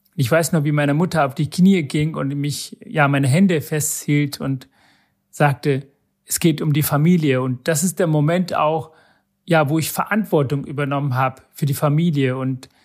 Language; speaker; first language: German; non-native, fluent; Sinhala